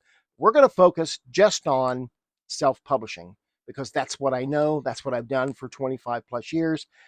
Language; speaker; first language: English; native; English